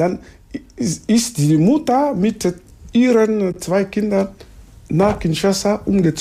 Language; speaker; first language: German; non-native, fluent; Lingala